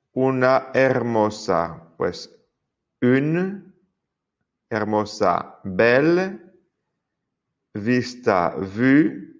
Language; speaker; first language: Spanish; non-native, fluent; French